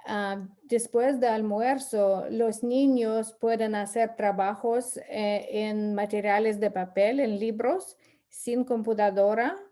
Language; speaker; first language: Spanish; non-native, fluent; English